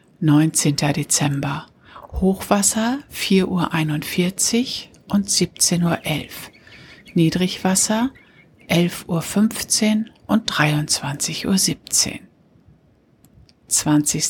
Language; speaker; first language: German; native; German